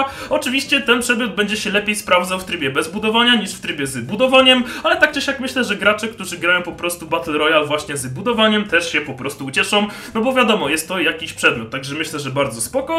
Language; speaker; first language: Polish; native; Polish